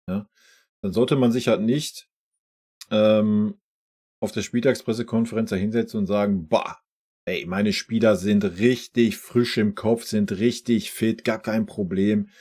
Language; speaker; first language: German; native; German